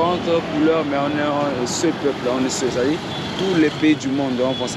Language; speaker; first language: French; non-native, local second language; Sango